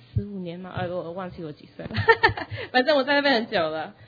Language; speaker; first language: Chinese; early bilingual, heritage; Chinese